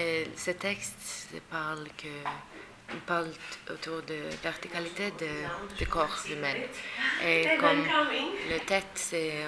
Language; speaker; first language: French; non-native, learner; Norwegian